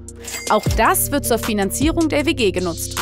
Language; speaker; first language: German; native; German